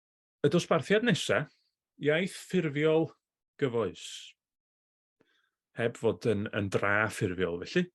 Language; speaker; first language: Welsh; native; Welsh